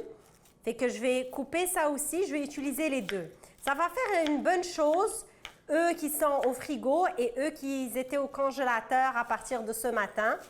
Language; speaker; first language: French; non-native, local second language; Arabic